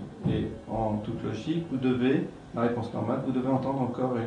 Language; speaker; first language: French; native; French